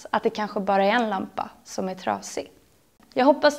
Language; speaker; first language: Swedish; native; Swedish